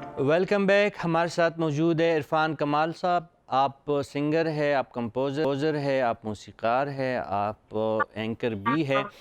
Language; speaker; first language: Urdu; non-native, local second language; Pashto